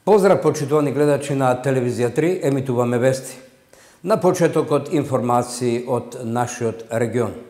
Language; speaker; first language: Macedonian; non-native, local second language; Albanian